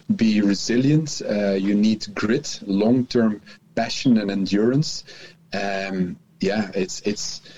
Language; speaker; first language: English; non-native, fluent; Dutch